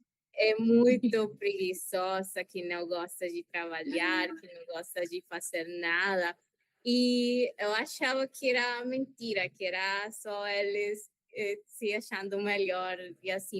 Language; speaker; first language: Portuguese; non-native, learner; Spanish